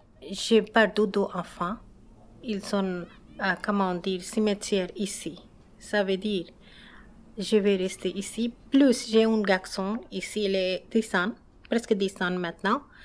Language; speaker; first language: French; non-native, learner; Bangla